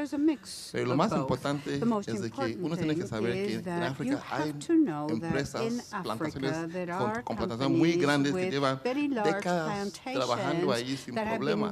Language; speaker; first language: Spanish; non-native, fluent; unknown